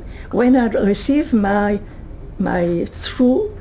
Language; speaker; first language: English; non-native, learner; French